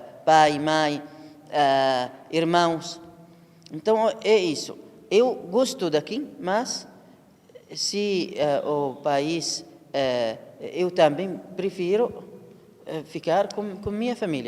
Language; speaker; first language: Portuguese; non-native, learner; Arabic